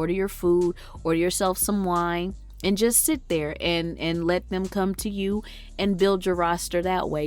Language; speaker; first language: English; native; English